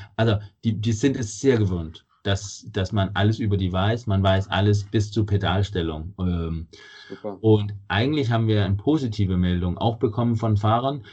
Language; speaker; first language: German; non-native, fluent; Danish